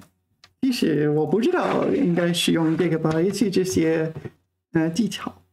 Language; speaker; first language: Chinese; non-native, fluent; English